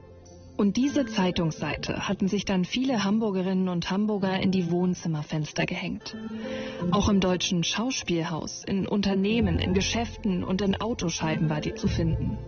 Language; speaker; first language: German; native; German